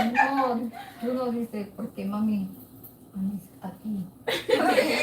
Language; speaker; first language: Spanish; non-native, learner; English